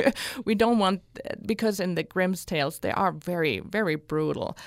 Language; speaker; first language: English; non-native, fluent; German